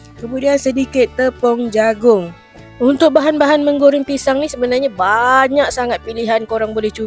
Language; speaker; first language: Malay; native; Malay